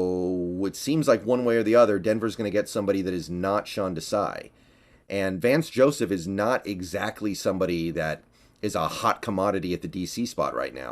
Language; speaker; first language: English; native; English